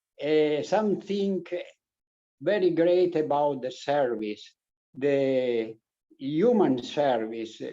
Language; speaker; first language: English; non-native, learner; Italian